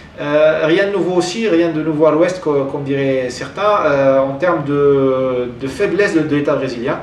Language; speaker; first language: French; non-native, local second language; Arabic